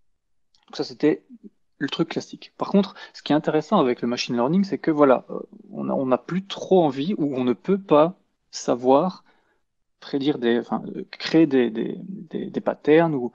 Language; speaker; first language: French; native; French